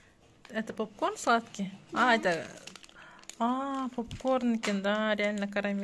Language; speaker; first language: Russian; non-native, local second language; Kazakh